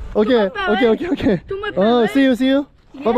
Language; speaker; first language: English; non-native, learner; Korean